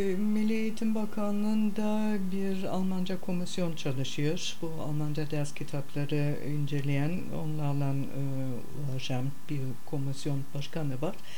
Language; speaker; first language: Turkish; non-native, fluent; German